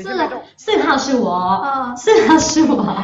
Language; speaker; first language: Chinese; non-native, fluent; Thai